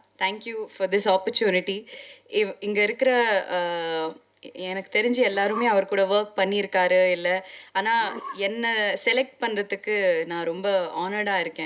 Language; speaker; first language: Tamil; non-native, local second language; Malayalam